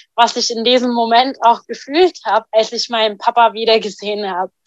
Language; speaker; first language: German; non-native, fluent; Arabic